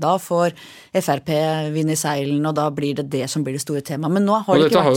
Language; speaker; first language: Norwegian; native; Norwegian